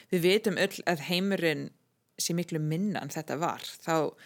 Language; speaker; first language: Icelandic; non-native, fluent; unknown